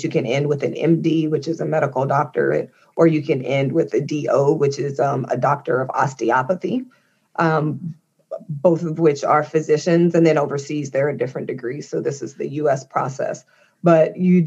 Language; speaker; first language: English; native; English